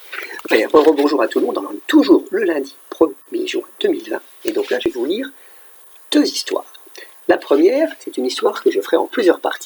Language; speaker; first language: French; native; French